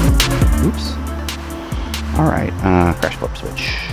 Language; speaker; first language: English; native; English